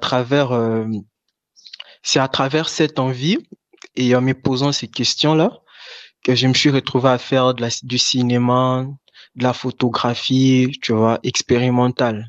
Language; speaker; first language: French; non-native, local second language; Lingala